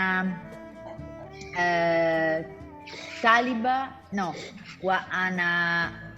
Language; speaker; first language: Arabic; non-native, learner; Italian